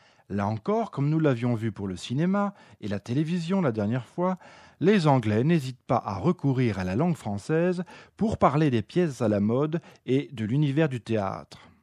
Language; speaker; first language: French; native; French